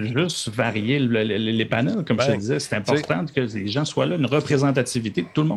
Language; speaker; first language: French; native; French